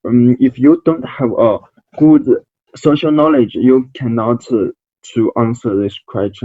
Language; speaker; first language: English; non-native, learner; Chinese